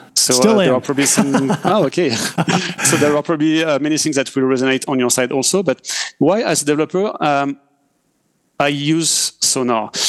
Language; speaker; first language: English; non-native, fluent; French